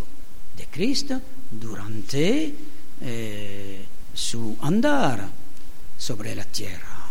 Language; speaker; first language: Spanish; non-native, learner; German